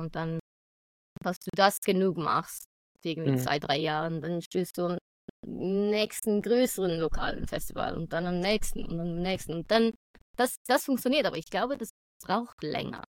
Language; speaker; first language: German; non-native, fluent; English